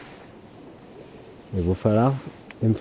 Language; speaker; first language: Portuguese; non-native, learner; French